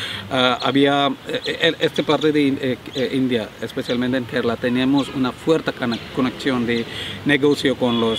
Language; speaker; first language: Spanish; non-native, learner; Malayalam